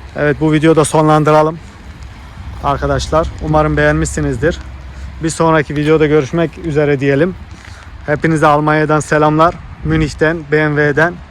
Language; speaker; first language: Turkish; early bilingual, heritage; Turkish